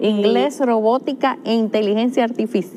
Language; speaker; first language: Spanish; native; Spanish